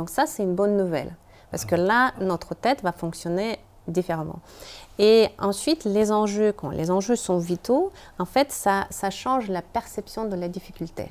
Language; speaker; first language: French; non-native, fluent; Russian